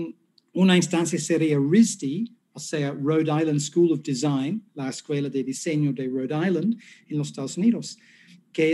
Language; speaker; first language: Spanish; non-native, fluent; English